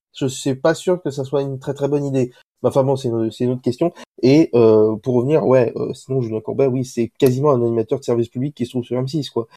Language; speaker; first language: French; native; French